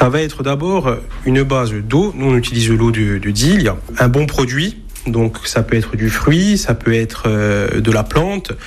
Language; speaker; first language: French; native; French